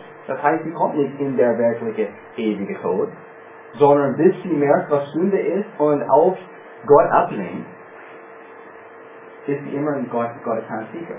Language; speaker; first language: German; non-native, fluent; English